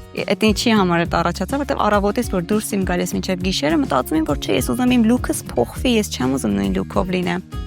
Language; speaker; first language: Armenian; early bilingual, heritage; Armenian